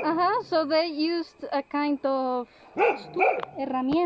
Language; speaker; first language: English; non-native, learner; Spanish